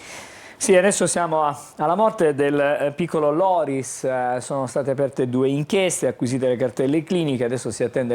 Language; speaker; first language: Italian; native; Italian